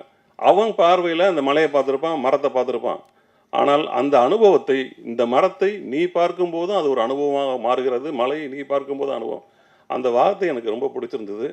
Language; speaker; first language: Tamil; native; Tamil